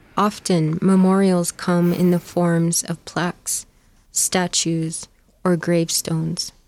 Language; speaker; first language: English; native; English